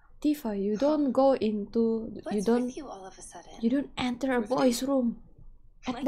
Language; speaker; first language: English; non-native, fluent; Indonesian